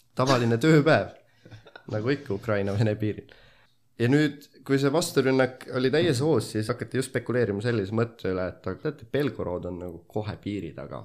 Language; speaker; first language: Estonian; native; Estonian